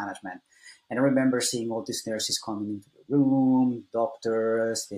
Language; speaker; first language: English; non-native, fluent; Italian